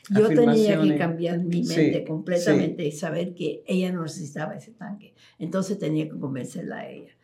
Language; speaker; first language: Spanish; early bilingual, heritage; Spanish